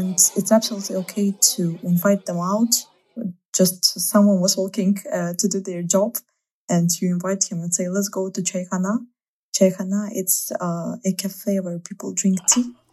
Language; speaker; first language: English; non-native, fluent; Russian